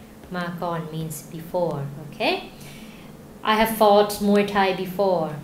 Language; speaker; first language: English; non-native, fluent; Thai